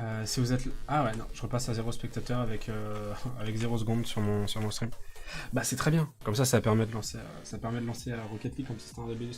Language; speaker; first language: French; native; French